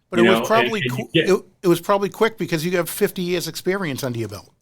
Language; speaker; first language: English; native; English